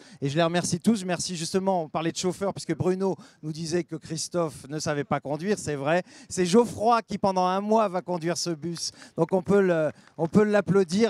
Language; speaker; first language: French; native; French